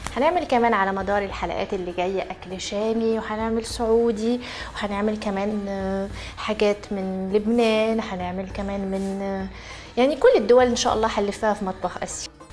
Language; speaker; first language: Arabic; native; Arabic